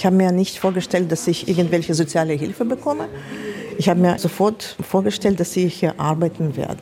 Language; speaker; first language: German; non-native, fluent; Ukrainian